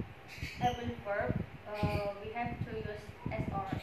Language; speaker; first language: English; non-native, learner; Indonesian